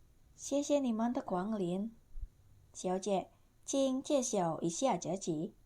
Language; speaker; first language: Chinese; non-native, learner; Indonesian